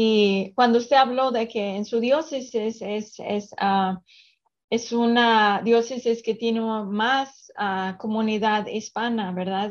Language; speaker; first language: Spanish; early bilingual, other home language; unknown